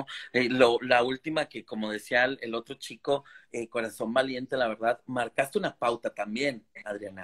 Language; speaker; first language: Spanish; native; Spanish